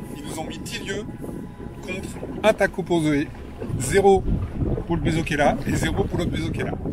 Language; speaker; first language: French; native; French